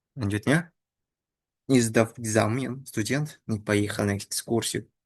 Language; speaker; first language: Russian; non-native, learner; Indonesian